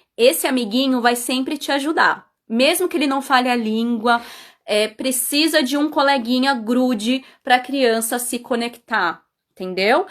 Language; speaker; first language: Portuguese; native; Portuguese